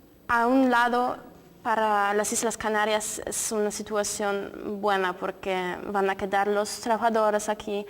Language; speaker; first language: Spanish; non-native, fluent; Polish